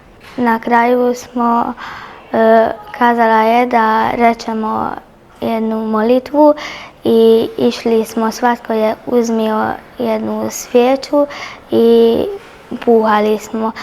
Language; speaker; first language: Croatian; non-native, local second language; Hungarian